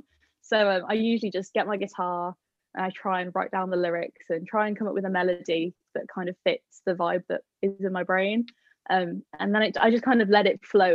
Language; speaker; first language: English; native; English